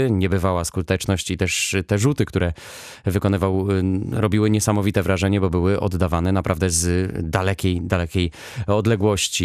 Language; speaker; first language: Polish; native; Polish